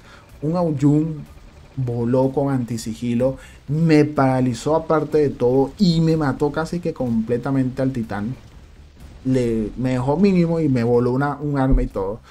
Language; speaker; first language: Spanish; native; Spanish